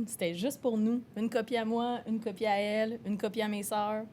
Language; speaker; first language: French; native; French